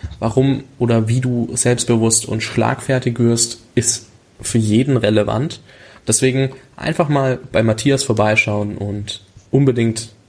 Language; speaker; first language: German; native; German